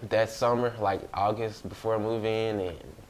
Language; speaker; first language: English; native; English